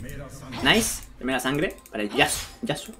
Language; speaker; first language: Spanish; native; Spanish